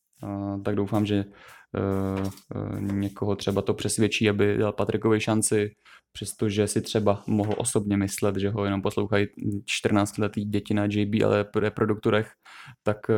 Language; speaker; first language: Czech; native; Czech